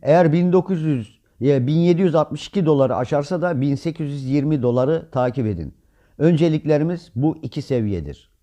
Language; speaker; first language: Turkish; native; Turkish